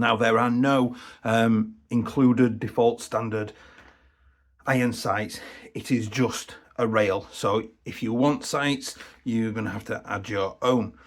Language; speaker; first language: English; native; English